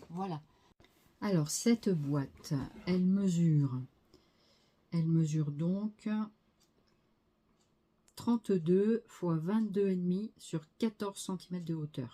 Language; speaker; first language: French; native; French